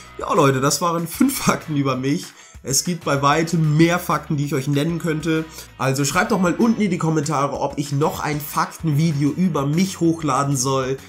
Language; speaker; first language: German; early bilingual, heritage; German